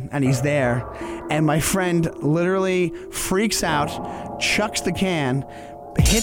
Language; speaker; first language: English; native; English